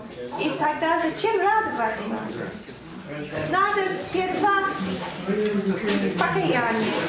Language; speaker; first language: Russian; non-native, fluent; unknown